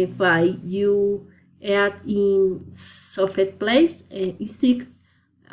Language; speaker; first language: English; non-native, learner; Spanish